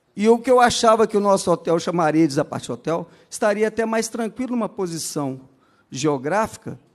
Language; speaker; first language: Portuguese; native; Portuguese